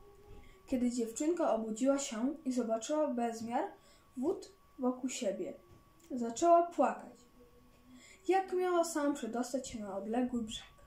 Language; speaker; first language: Polish; native; Polish